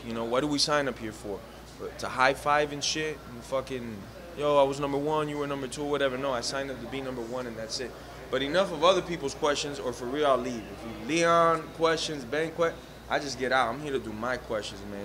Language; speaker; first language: English; early bilingual, other home language; Spanish